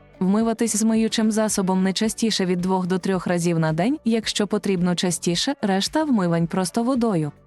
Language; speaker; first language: Ukrainian; native; Ukrainian